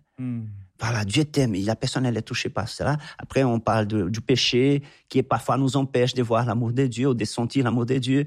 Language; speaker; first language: French; non-native, fluent; Portuguese